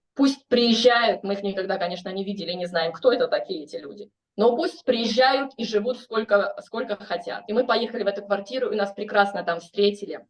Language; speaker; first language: Russian; native; Russian